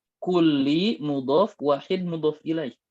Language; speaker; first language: Arabic; non-native, fluent; Indonesian